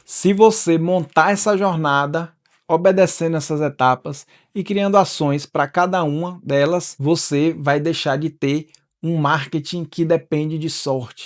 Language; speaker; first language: Portuguese; native; Portuguese